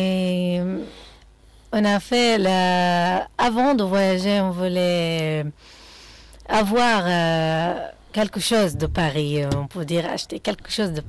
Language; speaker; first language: French; non-native, fluent; Arabic